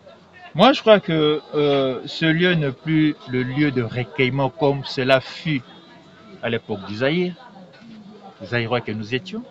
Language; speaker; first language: French; non-native, local second language; Lingala